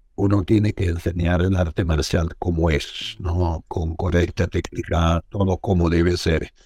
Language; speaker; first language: Spanish; non-native, fluent; Arabic